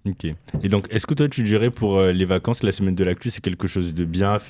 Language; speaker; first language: French; native; French